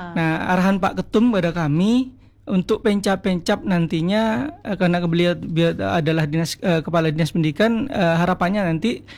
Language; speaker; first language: Indonesian; non-native, local second language; Madurese